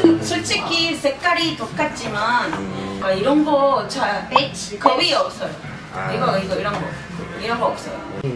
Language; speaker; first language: Korean; non-native, fluent; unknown